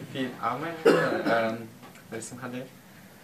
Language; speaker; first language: German; non-native, learner; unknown